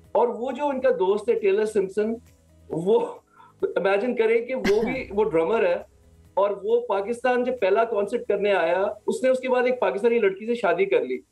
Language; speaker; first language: Urdu; native; Urdu